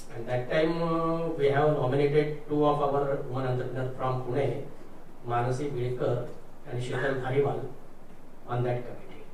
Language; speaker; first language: English; non-native, local second language; Marathi